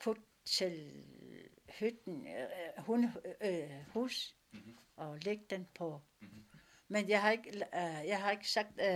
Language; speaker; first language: Danish; non-native, local second language; Kalaallisut